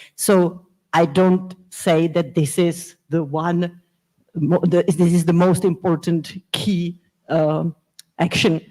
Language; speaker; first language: English; non-native, fluent; Czech